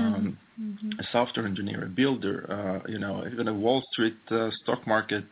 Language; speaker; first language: English; non-native, fluent; Hebrew